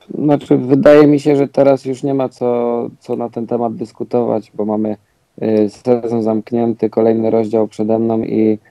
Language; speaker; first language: Polish; native; Polish